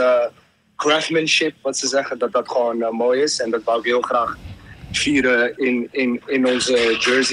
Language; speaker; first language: Dutch; early bilingual, other home language; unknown